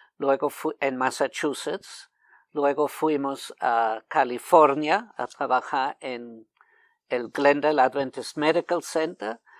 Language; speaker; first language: Spanish; non-native, fluent; German